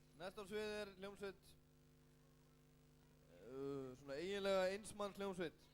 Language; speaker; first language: Icelandic; native; Icelandic